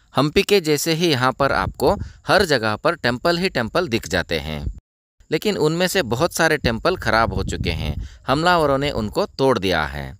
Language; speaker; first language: Hindi; non-native, local second language; Kannada